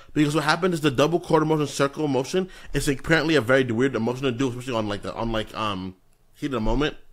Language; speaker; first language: English; native; English